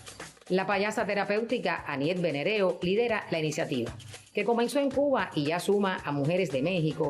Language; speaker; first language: Spanish; native; Spanish